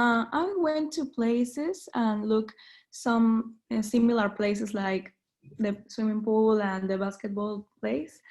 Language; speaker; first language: English; non-native, learner; Spanish